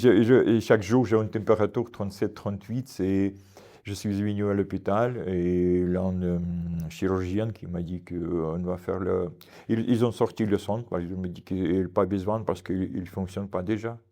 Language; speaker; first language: French; non-native, fluent; Russian